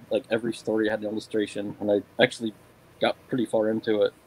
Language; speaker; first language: English; native; English